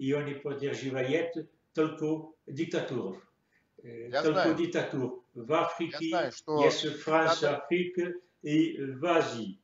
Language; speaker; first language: Russian; non-native, fluent; French